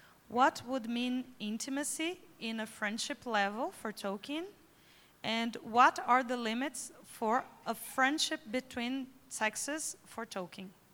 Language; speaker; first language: English; non-native, fluent; Portuguese